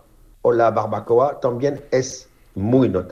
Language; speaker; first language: Spanish; non-native, fluent; French